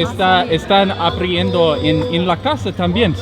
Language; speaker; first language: Spanish; non-native, learner; English